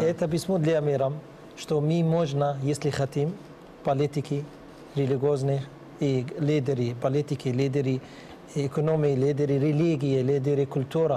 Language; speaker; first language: Russian; non-native, learner; Arabic